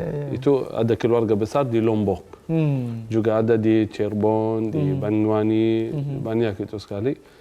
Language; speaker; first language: Indonesian; non-native, fluent; Arabic